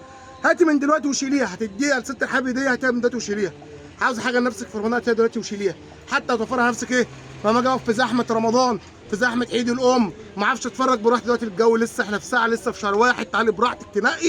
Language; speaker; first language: Arabic; native; Arabic